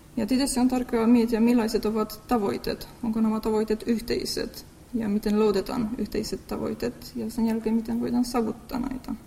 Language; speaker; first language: Finnish; non-native, fluent; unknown